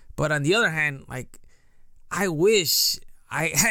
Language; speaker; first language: English; native; English